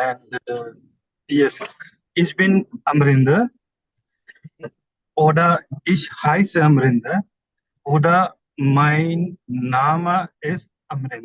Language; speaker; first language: German; non-native, learner; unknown